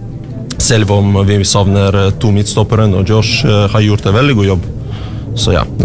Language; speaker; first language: Norwegian; non-native, learner; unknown